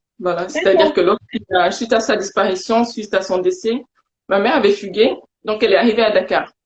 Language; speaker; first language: French; non-native, local second language; Wolof